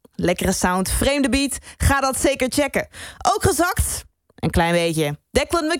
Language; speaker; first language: Dutch; native; Dutch